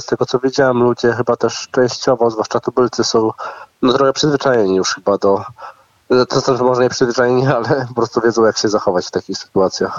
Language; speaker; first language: Polish; native; Polish